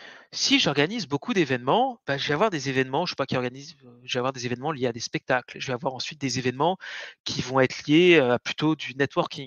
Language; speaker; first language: French; native; French